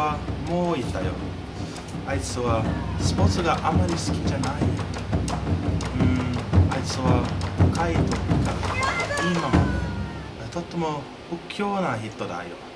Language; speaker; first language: Japanese; non-native, learner; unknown